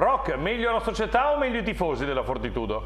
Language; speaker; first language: Italian; native; Italian